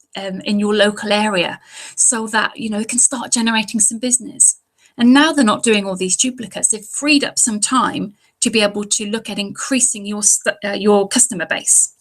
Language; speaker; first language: English; native; English